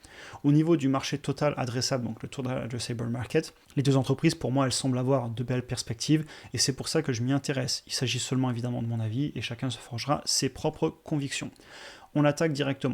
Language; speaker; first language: French; native; French